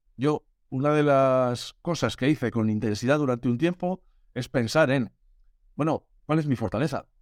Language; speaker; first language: Spanish; native; Spanish